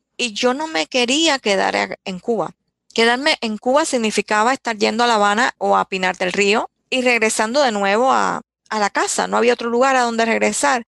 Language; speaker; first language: Spanish; native; Spanish